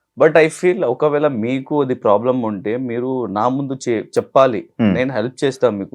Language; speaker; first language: Telugu; non-native, learner; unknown